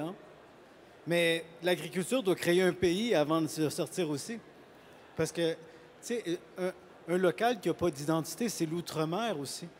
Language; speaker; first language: French; native; French